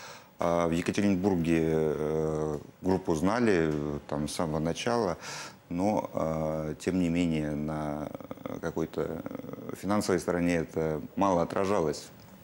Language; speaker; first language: Russian; native; Russian